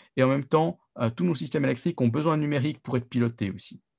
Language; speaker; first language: French; native; French